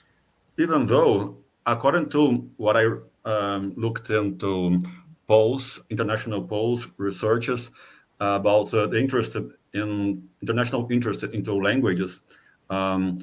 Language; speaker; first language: English; non-native, fluent; Portuguese